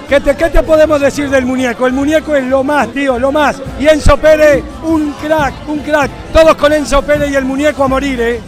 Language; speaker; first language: Spanish; native; Spanish